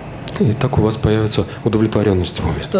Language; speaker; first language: Russian; native; Russian